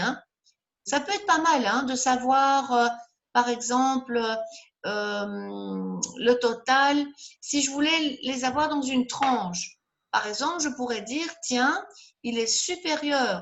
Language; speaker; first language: French; native; French